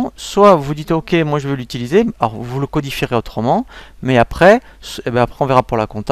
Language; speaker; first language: French; native; French